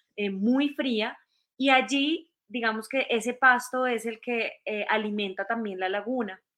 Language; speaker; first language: Spanish; native; Spanish